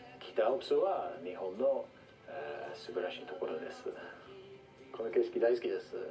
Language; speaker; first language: Japanese; non-native, fluent; English